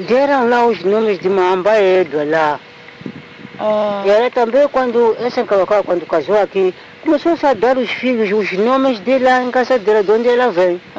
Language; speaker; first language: Portuguese; non-native, local second language; Tsonga